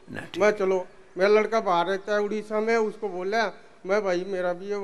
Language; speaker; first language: Hindi; native; Hindi